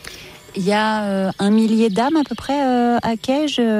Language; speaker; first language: French; native; French